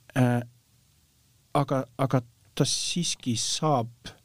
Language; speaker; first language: Estonian; non-native, fluent; Norwegian